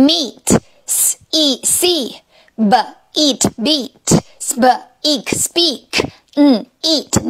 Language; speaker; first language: English; non-native, fluent; Chinese